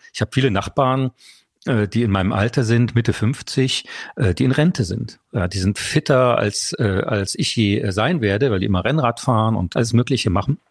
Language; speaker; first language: German; early bilingual, other home language; French